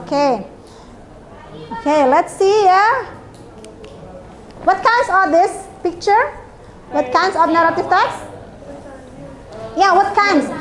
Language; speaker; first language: English; non-native, fluent; Indonesian